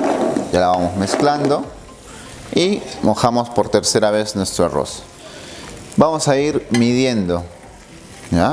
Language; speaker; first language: Spanish; native; Spanish